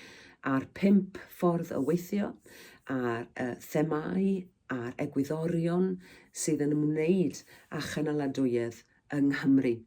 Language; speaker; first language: Welsh; native; Welsh